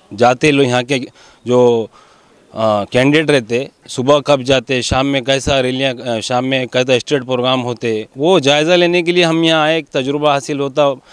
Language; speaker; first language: Hindi; non-native, local second language; Urdu